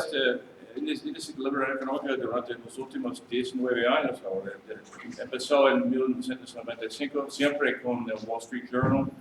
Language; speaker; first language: Spanish; non-native, learner; English